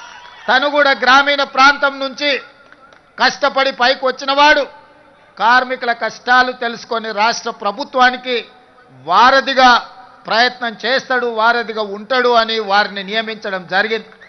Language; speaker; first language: Telugu; native; Telugu